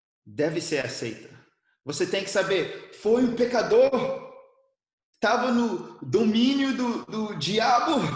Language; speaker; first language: Portuguese; early bilingual, other home language; English